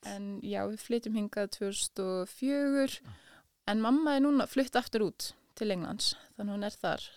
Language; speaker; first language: Icelandic; early bilingual, other home language; English